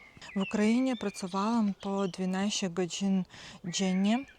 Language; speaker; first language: Polish; non-native, fluent; Ukrainian